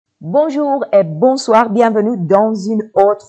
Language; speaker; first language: French; non-native, fluent; Persian